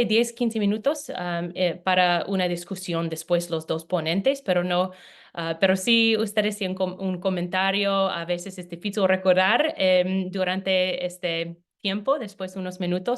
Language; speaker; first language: Spanish; non-native, fluent; English